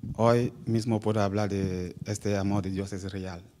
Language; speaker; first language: Spanish; non-native, learner; French